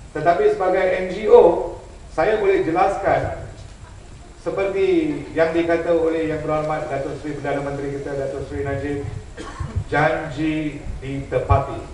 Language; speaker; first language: Malay; non-native, local second language; Tamil